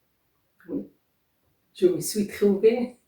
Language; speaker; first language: French; non-native, learner; Arabic